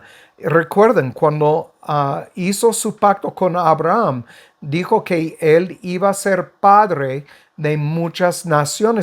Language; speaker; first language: Spanish; non-native, fluent; English